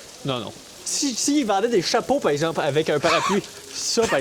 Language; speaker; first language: French; native; French